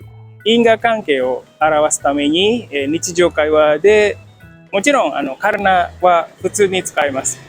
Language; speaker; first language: Japanese; non-native, fluent; Indonesian